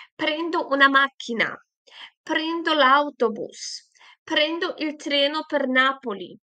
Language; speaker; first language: Italian; non-native, fluent; Polish